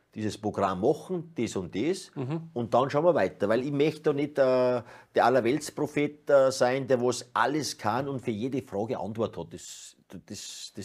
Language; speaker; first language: German; native; German